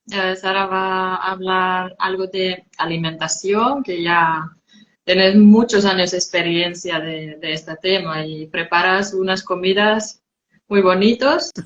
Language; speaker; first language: Spanish; non-native, fluent; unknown